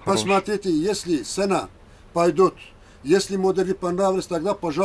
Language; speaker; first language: Russian; non-native, learner; Turkish